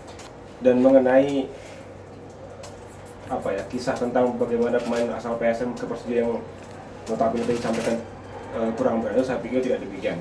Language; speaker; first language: Indonesian; native; Indonesian